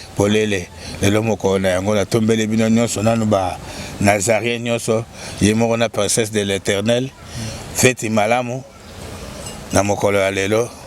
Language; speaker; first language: Lingala; non-native, local second language; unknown